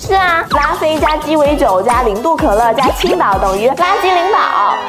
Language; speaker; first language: Chinese; native; Chinese